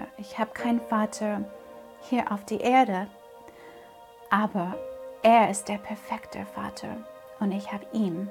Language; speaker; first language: German; non-native, fluent; English